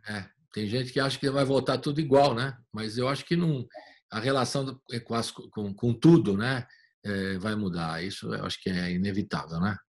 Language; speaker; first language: Portuguese; native; Portuguese